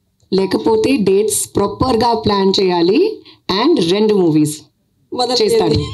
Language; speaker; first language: Telugu; non-native, local second language; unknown